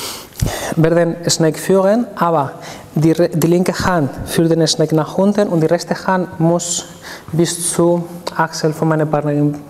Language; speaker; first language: German; non-native, fluent; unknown